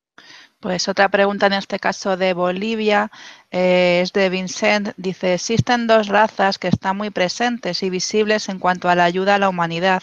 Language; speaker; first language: Spanish; native; Spanish